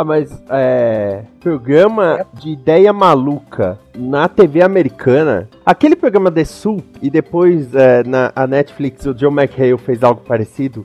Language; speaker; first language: Portuguese; native; Portuguese